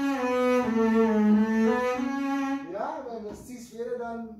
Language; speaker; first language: German; non-native, fluent; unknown